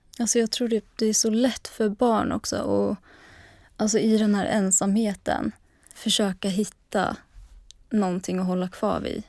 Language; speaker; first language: Swedish; early bilingual, other home language; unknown